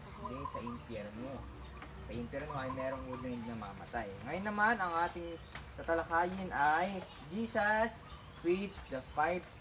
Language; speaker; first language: Filipino; non-native, local second language; Iloko